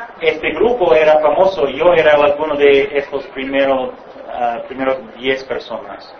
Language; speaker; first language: Spanish; non-native, fluent; English